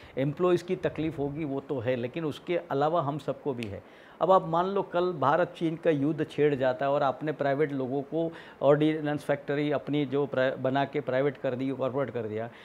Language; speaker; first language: Hindi; non-native, local second language; Gujarati